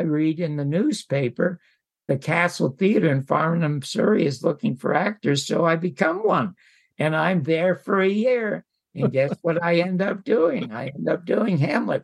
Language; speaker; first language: English; native; English